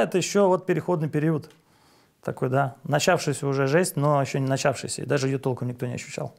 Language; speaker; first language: Russian; native; Russian